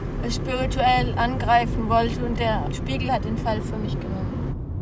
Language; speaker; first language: German; native; German